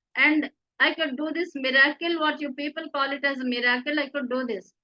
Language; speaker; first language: English; non-native, local second language; Telugu